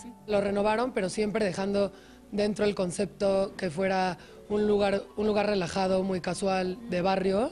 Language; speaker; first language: Spanish; native; Spanish